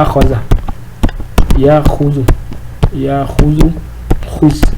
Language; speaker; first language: Arabic; non-native, fluent; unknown